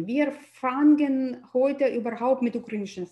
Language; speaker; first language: German; non-native, fluent; Russian